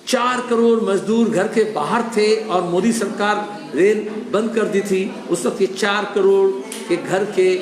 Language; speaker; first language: Hindi; non-native, local second language; Bangla